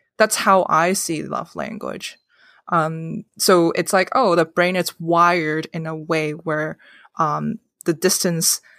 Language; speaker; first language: English; non-native, local second language; Cantonese